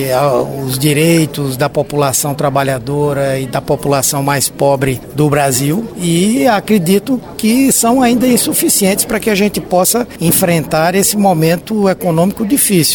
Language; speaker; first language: Portuguese; native; Portuguese